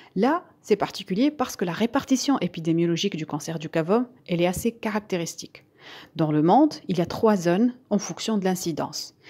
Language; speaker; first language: French; non-native, local second language; Arabic